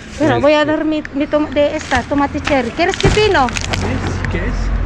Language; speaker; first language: Spanish; non-native, learner; Filipino